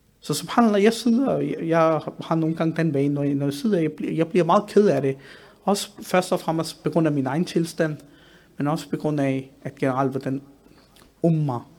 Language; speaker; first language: Danish; early bilingual, other home language; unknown